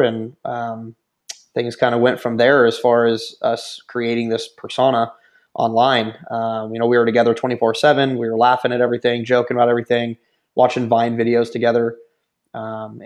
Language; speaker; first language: English; native; English